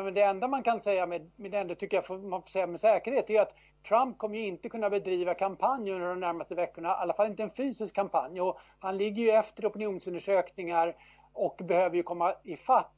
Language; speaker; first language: Swedish; native; Swedish